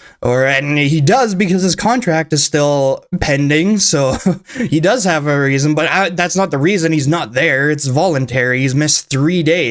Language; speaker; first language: English; native; English